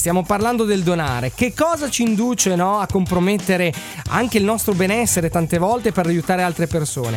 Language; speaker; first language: Italian; native; Italian